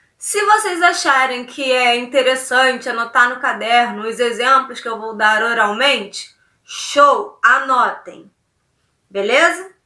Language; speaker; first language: Portuguese; native; Portuguese